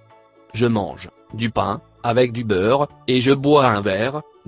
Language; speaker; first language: French; non-native, learner; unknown